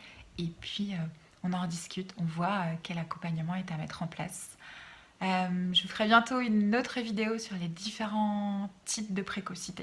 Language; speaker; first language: French; native; French